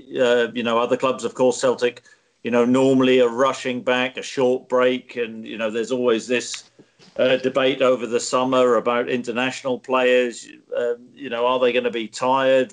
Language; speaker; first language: English; native; English